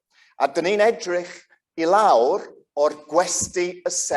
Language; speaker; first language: Welsh; non-native, local second language; English